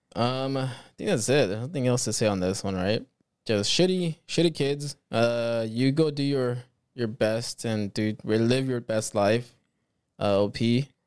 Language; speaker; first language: English; early bilingual, other home language; Spanish